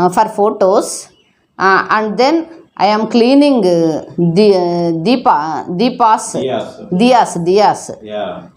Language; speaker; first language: English; non-native, learner; Telugu